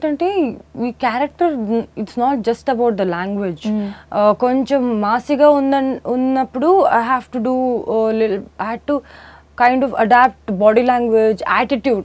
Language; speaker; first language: Telugu; non-native, fluent; Kannada